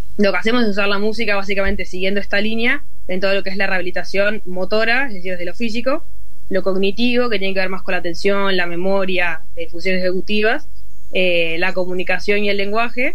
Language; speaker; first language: Spanish; native; Spanish